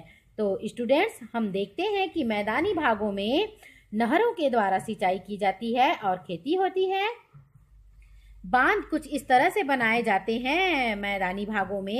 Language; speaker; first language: Hindi; native; Hindi